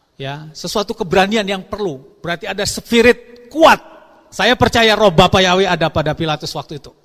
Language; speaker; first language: Indonesian; non-native, local second language; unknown